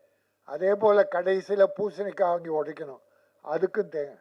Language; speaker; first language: Tamil; native; Tamil